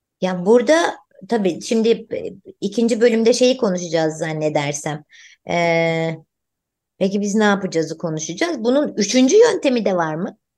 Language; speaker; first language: Turkish; native; Turkish